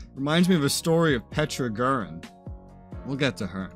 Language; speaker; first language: English; native; English